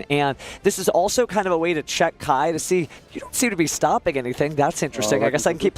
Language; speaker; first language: English; native; English